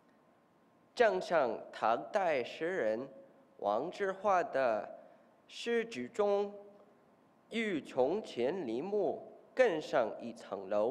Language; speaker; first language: Chinese; non-native, learner; English